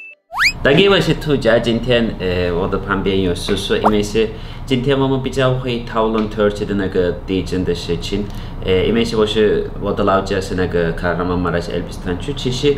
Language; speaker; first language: Chinese; non-native, fluent; Turkish